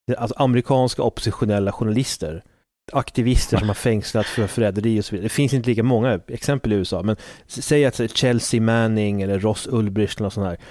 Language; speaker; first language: Swedish; native; Swedish